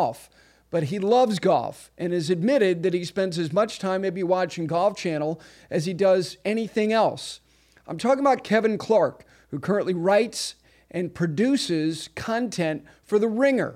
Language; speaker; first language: English; native; English